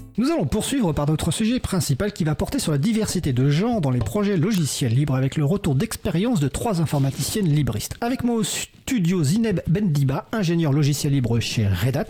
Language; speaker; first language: French; native; French